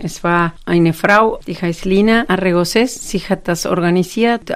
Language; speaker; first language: German; non-native, fluent; Spanish